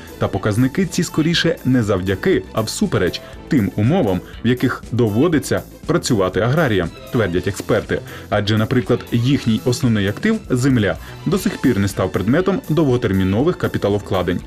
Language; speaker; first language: Ukrainian; native; Ukrainian